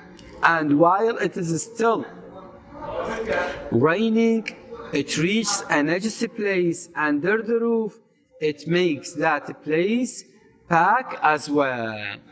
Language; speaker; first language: English; non-native, fluent; Arabic